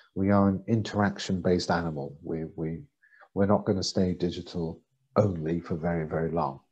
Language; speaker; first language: English; native; English